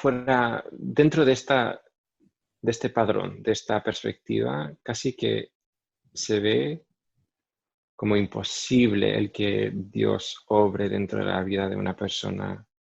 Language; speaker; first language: Spanish; non-native, fluent; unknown